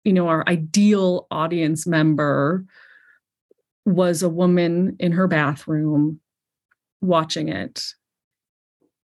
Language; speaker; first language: English; native; English